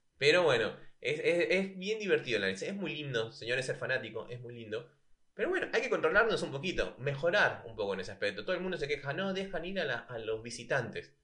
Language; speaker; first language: Spanish; native; Spanish